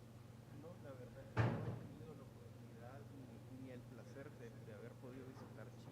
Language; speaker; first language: Spanish; native; Spanish